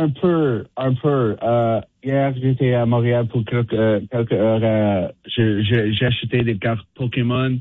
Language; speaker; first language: French; non-native, fluent; English